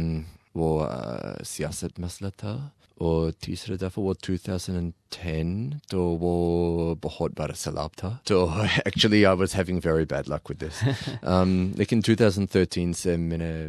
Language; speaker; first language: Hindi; non-native, learner; English